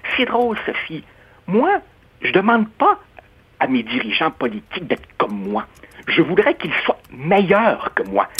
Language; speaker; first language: French; early bilingual, other home language; Spanish